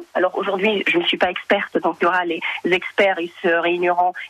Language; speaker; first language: French; non-native, fluent; Arabic